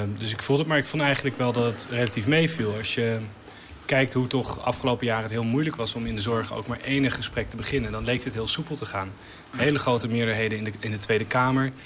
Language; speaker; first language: Dutch; native; Dutch